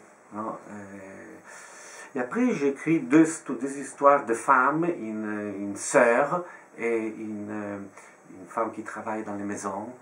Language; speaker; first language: French; non-native, fluent; Italian